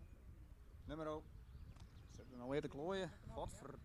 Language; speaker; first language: Dutch; native; Dutch